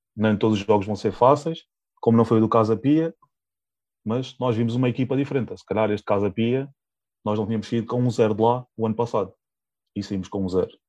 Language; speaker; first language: Portuguese; native; Portuguese